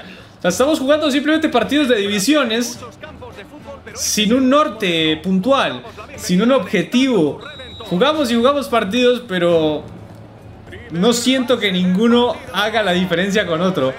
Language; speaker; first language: Spanish; native; Spanish